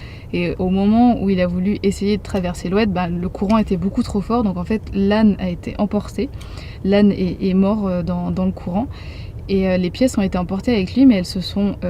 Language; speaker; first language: French; native; French